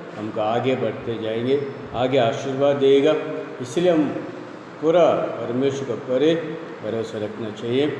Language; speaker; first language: Hindi; non-native, local second language; Tamil